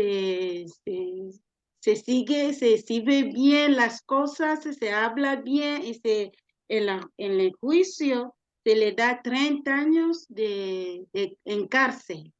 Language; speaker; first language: Spanish; non-native, learner; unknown